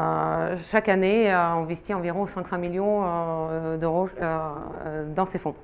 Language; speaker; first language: French; non-native, fluent; Russian